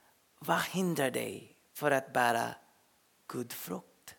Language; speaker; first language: Swedish; non-native, fluent; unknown